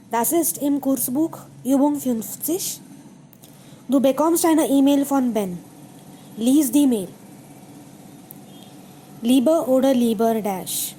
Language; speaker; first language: German; non-native, fluent; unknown